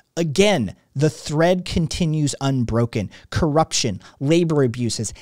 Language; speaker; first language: English; native; English